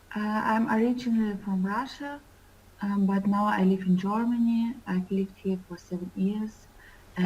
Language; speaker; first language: English; non-native, learner; Russian